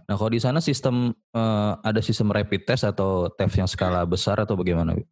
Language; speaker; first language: Indonesian; native; Indonesian